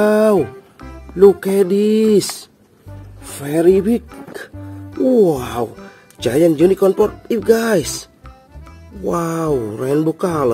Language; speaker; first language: English; non-native, learner; Indonesian